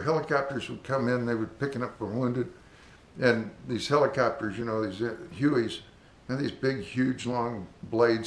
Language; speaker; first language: English; native; English